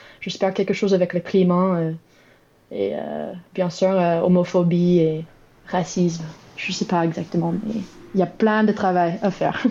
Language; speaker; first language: French; non-native, learner; English